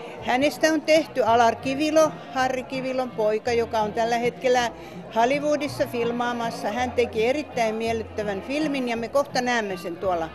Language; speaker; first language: Finnish; non-native, fluent; Estonian